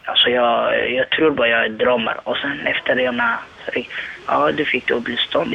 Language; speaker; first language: Swedish; non-native, learner; Somali